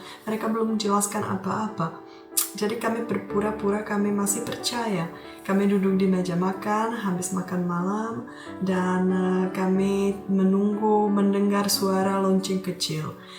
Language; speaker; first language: Indonesian; non-native, fluent; Czech